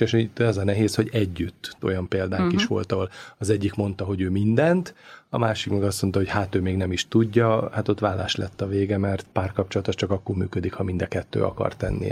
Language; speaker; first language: Hungarian; native; Hungarian